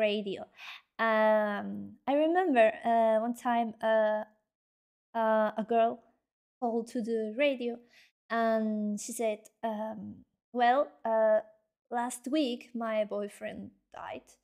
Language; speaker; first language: English; non-native, learner; Spanish